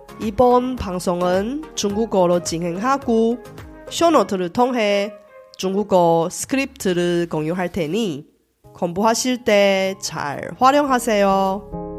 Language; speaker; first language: Korean; non-native, fluent; Chinese